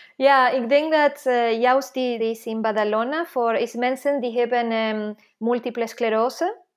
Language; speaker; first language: Dutch; non-native, fluent; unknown